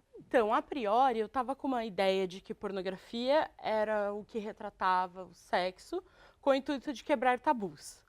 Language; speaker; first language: Portuguese; native; Portuguese